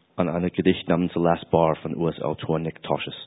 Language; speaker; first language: German; non-native, fluent; English